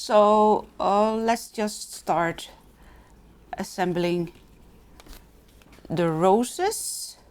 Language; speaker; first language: English; non-native, fluent; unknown